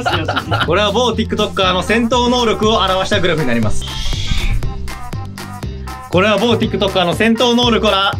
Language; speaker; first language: Japanese; native; Japanese